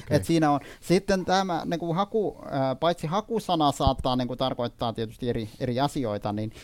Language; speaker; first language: Finnish; non-native, fluent; Arabic